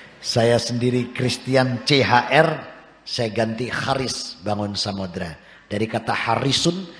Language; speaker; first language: Indonesian; native; Indonesian